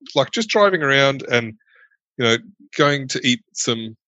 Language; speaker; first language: English; early bilingual, other home language; German